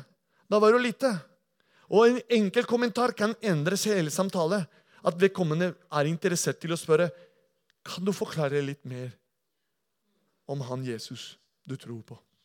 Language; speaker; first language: Norwegian; non-native, fluent; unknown